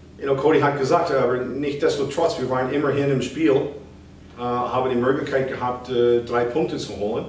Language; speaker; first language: German; non-native, fluent; English